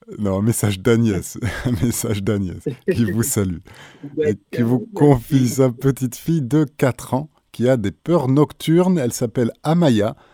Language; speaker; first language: French; native; French